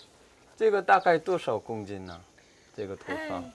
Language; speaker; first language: Chinese; non-native, learner; Korean